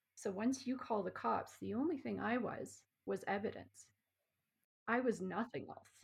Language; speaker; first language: English; native; English